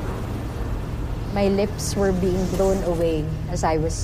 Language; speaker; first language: English; non-native, local second language; Waray